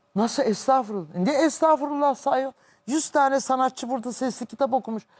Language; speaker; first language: Turkish; native; Turkish